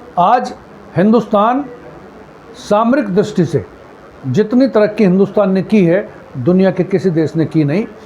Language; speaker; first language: Hindi; native; Hindi